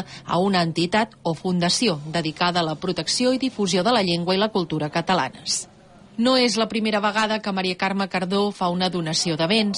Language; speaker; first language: Catalan; native; Catalan